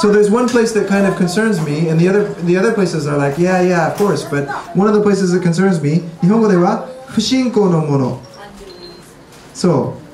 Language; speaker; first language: English; native; English